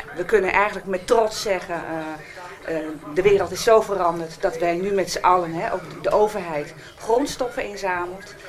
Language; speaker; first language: Dutch; native; Dutch